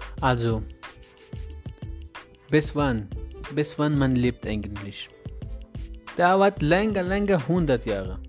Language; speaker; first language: German; non-native, learner; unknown